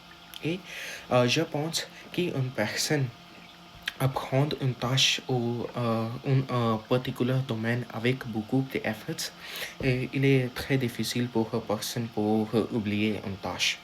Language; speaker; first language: French; non-native, learner; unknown